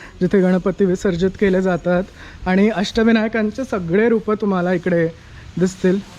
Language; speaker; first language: Marathi; native; Marathi